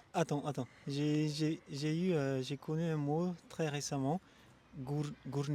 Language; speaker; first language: French; non-native, local second language; Malagasy